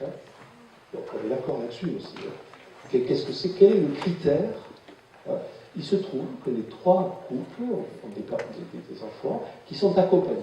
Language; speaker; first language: French; native; French